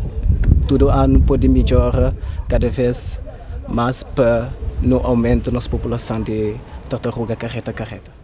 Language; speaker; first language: Portuguese; non-native, local second language; Kabuverdianu